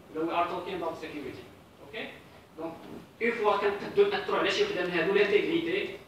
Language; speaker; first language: French; non-native, local second language; Arabic